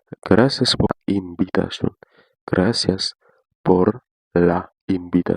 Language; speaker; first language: Spanish; non-native, learner; Haitian Creole